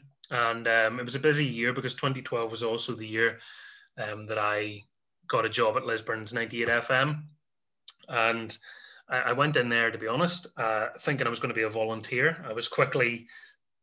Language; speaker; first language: English; native; English